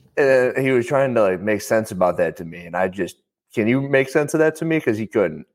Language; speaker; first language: English; native; English